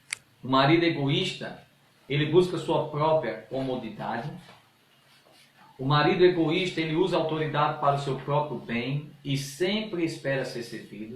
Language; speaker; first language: Portuguese; native; Portuguese